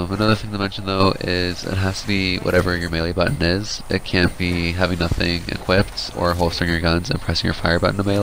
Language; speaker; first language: English; native; English